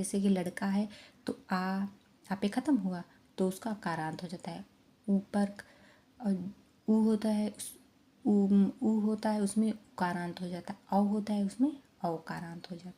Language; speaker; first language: Hindi; native; Hindi